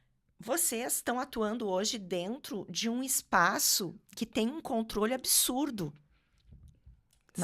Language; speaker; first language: Portuguese; native; Portuguese